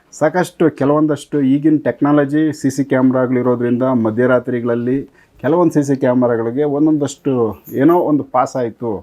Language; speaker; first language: Kannada; native; Kannada